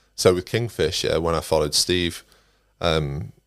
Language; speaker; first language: English; native; English